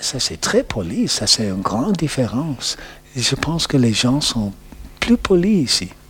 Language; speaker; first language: French; non-native, learner; English